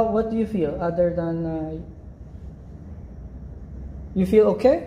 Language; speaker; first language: English; non-native, fluent; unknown